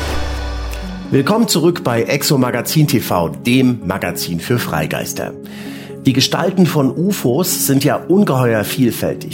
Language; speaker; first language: German; native; German